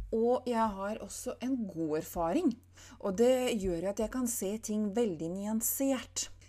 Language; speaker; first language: Norwegian; non-native, fluent; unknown